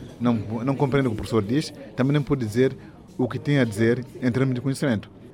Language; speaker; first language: Portuguese; non-native, local second language; Yao